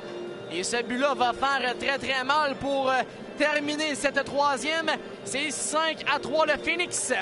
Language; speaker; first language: French; native; French